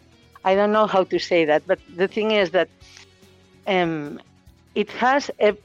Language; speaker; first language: English; non-native, fluent; Catalan